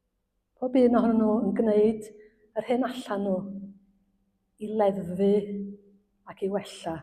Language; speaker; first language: Welsh; native; Welsh